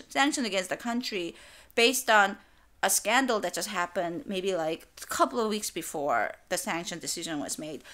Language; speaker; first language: English; non-native, fluent; Korean